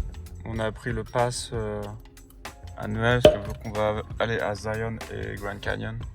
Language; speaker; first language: French; native; French